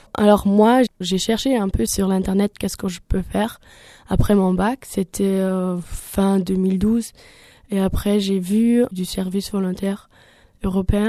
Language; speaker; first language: French; non-native, learner; German